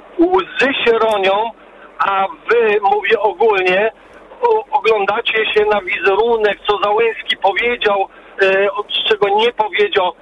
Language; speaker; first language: Polish; early bilingual, heritage; Polish